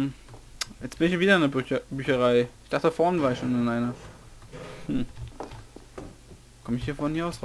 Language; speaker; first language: German; native; German